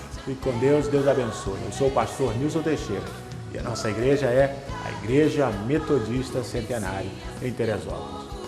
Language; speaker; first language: Portuguese; native; Portuguese